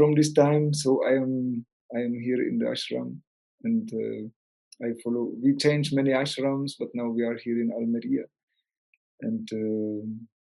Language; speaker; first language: English; non-native, learner; Czech